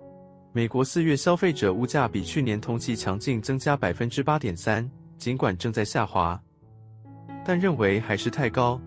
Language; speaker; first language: Chinese; native; Chinese